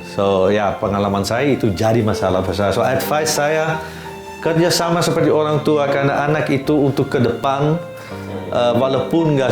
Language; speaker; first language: Indonesian; non-native, fluent; Dutch